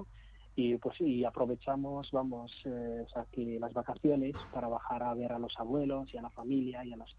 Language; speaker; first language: Spanish; non-native, fluent; Arabic